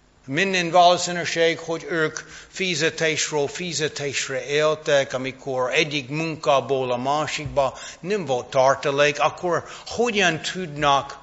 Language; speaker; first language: Hungarian; non-native, fluent; English